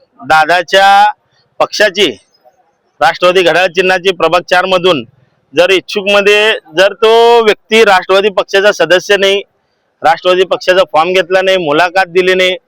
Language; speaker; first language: Marathi; native; Marathi